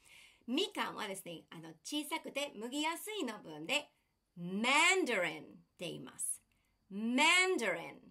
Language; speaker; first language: Japanese; non-native, fluent; English